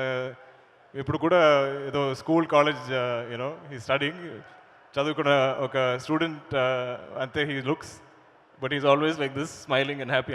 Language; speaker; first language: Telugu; non-native, learner; Malayalam